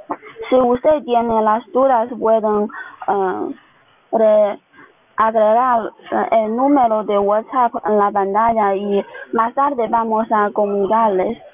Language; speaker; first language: Spanish; non-native, learner; Chinese